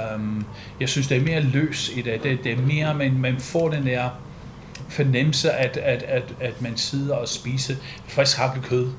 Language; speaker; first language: Danish; non-native, fluent; English